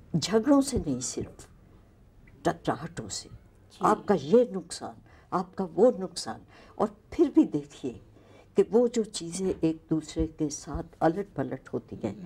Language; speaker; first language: Urdu; non-native, local second language; Punjabi